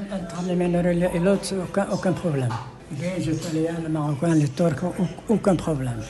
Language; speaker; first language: French; non-native, learner; Arabic